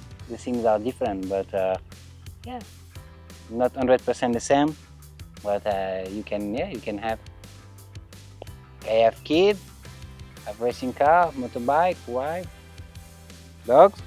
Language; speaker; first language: English; non-native, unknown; French